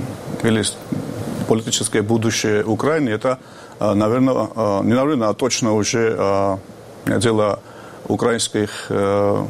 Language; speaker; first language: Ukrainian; non-native, learner; Georgian